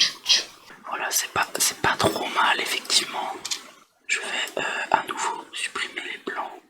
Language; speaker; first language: French; native; French